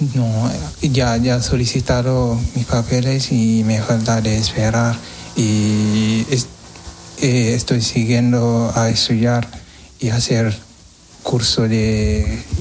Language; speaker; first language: Spanish; non-native, learner; Wolof